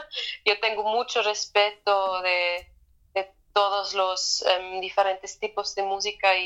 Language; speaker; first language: Spanish; non-native, fluent; German